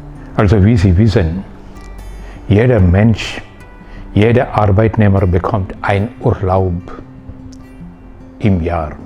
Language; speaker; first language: German; non-native, fluent; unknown